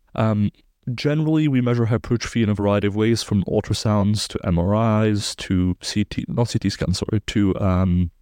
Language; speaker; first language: English; non-native, fluent; German